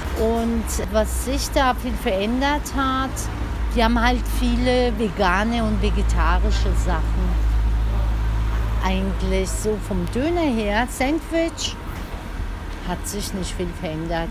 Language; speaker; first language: German; early bilingual, other home language; Turkish